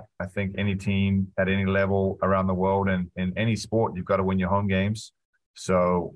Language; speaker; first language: English; native; English